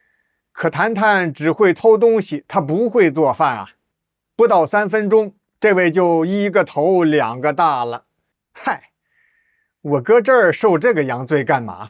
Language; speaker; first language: Chinese; native; Chinese